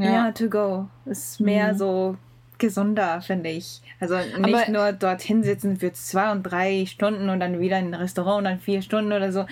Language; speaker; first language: German; non-native, learner; Japanese